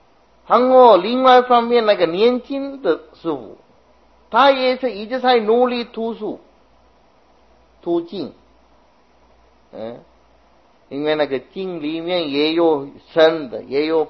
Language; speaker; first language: Chinese; non-native, fluent; Sinhala